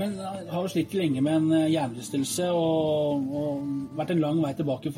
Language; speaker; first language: Norwegian; native; Norwegian